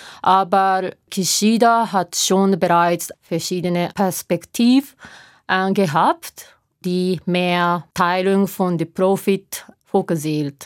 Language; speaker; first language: German; non-native, learner; Japanese